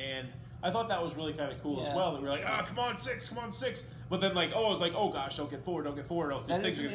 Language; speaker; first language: English; native; English